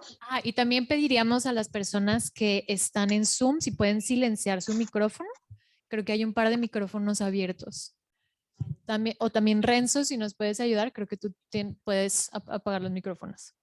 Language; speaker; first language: Spanish; native; Spanish